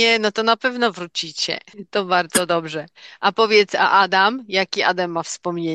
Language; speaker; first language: Polish; native; Polish